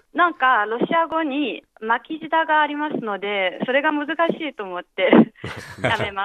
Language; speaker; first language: Japanese; non-native, fluent; Chinese